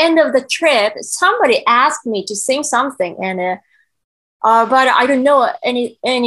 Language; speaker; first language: English; non-native, learner; Japanese